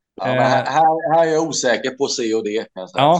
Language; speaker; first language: Swedish; native; Swedish